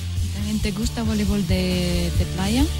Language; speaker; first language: Spanish; non-native, learner; Russian